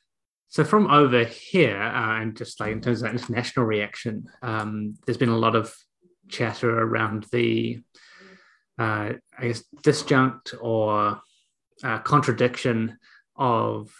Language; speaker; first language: English; native; English